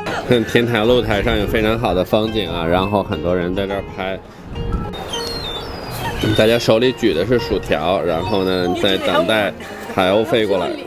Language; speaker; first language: Chinese; native; Chinese